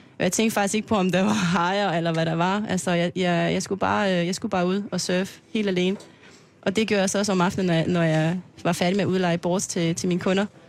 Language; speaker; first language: Danish; non-native, fluent; French